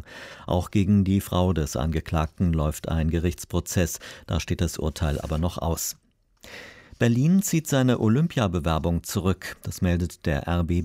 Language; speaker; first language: German; native; German